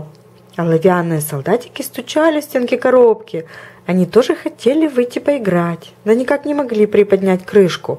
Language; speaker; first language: Russian; native; Russian